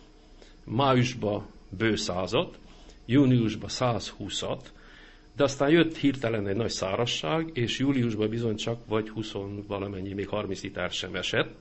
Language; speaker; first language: Hungarian; native; Hungarian